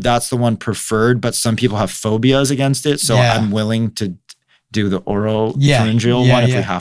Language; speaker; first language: English; native; English